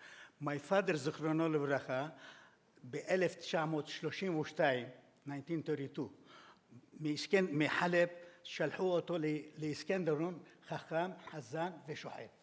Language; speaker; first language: Hebrew; non-native, fluent; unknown